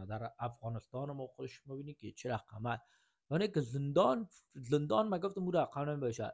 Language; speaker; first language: Persian; native; Persian